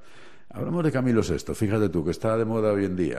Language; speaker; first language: Spanish; native; Spanish